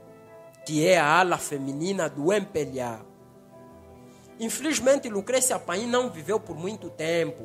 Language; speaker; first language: Portuguese; native; Portuguese